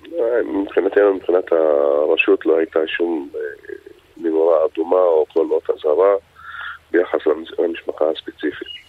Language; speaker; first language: Hebrew; non-native, local second language; Arabic